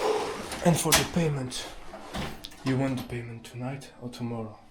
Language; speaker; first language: English; non-native, learner; French